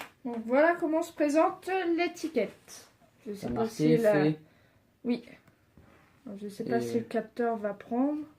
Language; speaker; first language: French; native; French